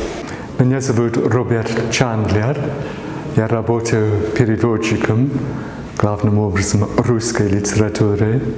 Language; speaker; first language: Russian; non-native, fluent; English